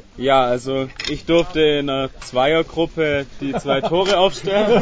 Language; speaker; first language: German; native; German